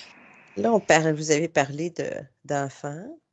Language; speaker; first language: French; native; French